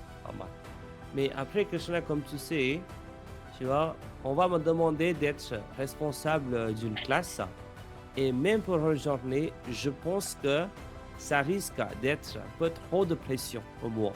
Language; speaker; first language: French; non-native, fluent; English